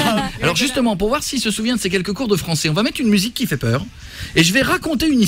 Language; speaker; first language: French; native; French